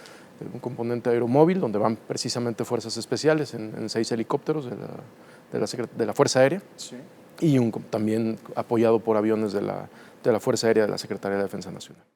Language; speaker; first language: Spanish; native; Spanish